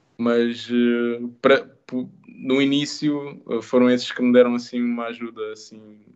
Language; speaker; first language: Portuguese; native; Portuguese